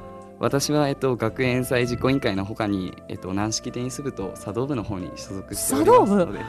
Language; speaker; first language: Japanese; native; Japanese